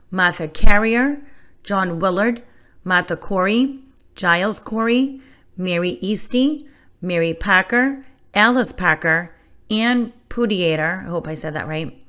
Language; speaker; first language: English; native; English